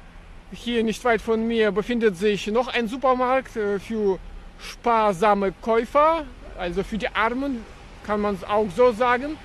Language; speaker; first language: German; non-native, fluent; Russian